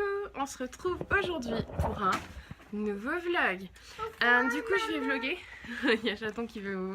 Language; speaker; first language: French; native; French